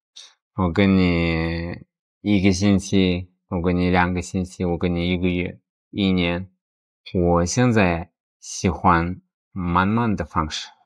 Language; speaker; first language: Chinese; non-native, fluent; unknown